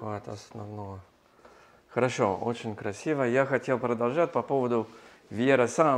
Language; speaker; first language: Russian; non-native, learner; English